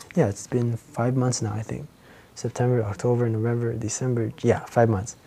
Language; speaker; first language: English; non-native, local second language; Filipino